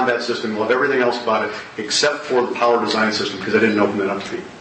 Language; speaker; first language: English; native; English